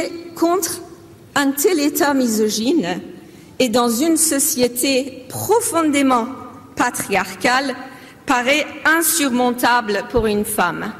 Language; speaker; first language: French; non-native, fluent; Persian